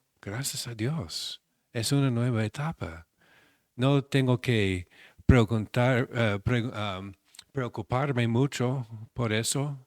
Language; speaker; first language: Spanish; non-native, fluent; English